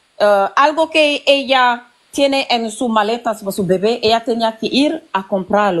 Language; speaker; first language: Spanish; non-native, learner; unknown